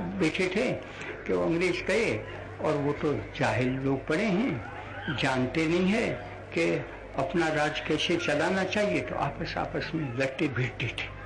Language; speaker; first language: Hindi; non-native, local second language; Gujarati